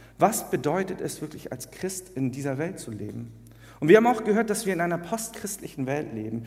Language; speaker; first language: German; early bilingual, other home language; Korean